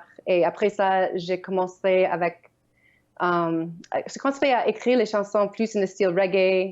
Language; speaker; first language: French; non-native, learner; Ukrainian